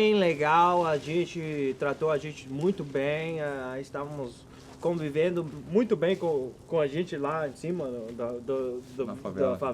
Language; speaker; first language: Portuguese; non-native, learner; Spanish